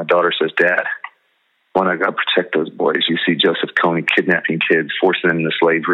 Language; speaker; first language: English; native; English